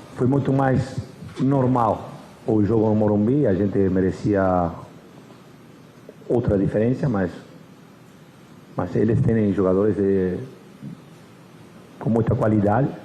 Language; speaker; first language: Portuguese; non-native, fluent; Spanish